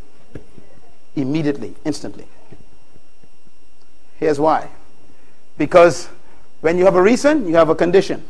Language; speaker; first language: English; native; English